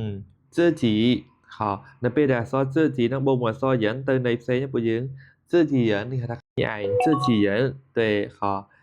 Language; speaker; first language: Chinese; non-native, fluent; Khmer